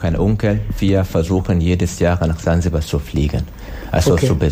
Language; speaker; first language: German; non-native, learner; Swahili